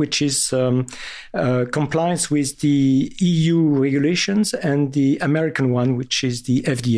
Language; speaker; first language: English; non-native, fluent; French